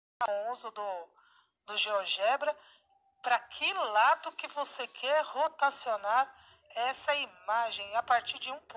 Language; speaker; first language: Portuguese; native; Portuguese